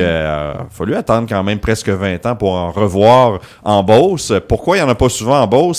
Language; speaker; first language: French; native; French